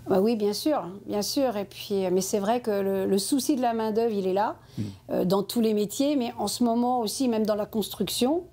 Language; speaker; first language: French; native; French